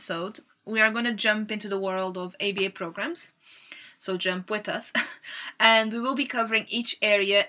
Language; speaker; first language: English; non-native, fluent; Portuguese